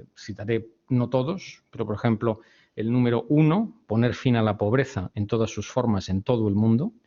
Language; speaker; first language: Spanish; native; Spanish